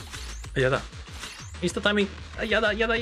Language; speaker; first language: Japanese; non-native, learner; English